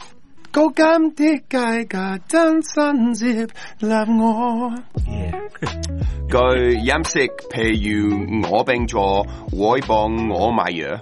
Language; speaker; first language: Cantonese; non-native, learner; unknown